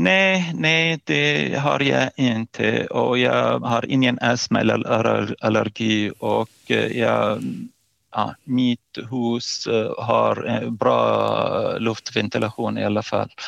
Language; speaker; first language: Swedish; non-native, fluent; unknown